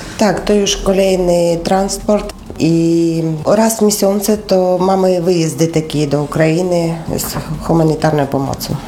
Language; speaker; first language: Polish; non-native, learner; Ukrainian